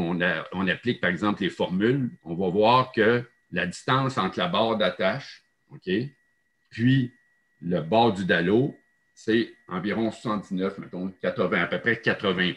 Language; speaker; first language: French; native; French